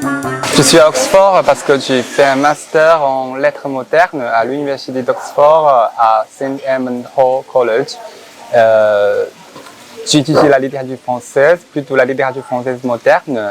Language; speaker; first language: French; non-native, fluent; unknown